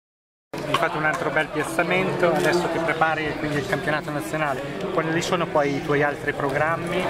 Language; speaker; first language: Italian; native; Italian